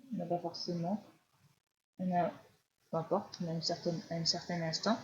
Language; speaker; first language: French; native; French